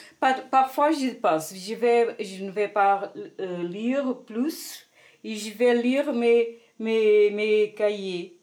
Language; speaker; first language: French; non-native, fluent; Portuguese